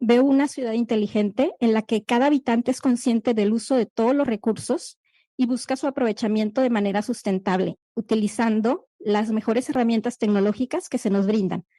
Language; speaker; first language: Spanish; native; Spanish